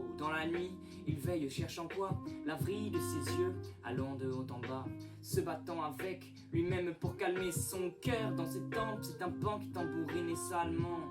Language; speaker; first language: French; native; French